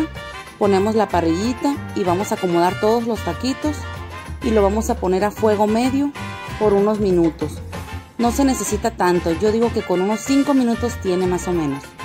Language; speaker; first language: Spanish; native; Spanish